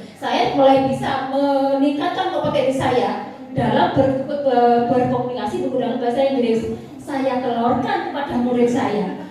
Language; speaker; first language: Indonesian; native; Indonesian